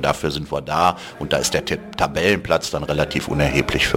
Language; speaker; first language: German; native; German